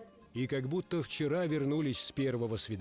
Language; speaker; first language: Russian; native; Russian